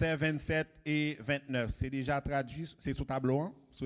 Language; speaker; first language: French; non-native, local second language; Haitian Creole